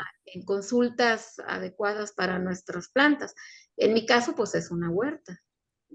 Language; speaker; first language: Spanish; native; Spanish